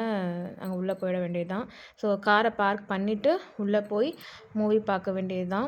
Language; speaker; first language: Tamil; native; Tamil